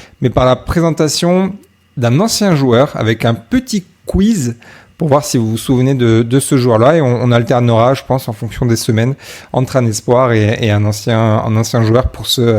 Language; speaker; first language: French; native; French